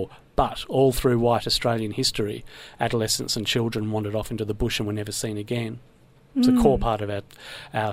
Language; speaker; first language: English; native; English